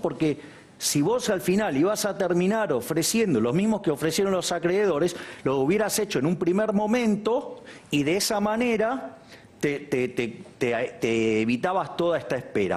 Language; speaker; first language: Spanish; native; Spanish